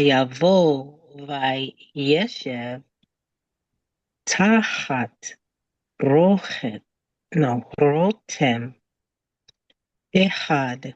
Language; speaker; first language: Hebrew; non-native, learner; English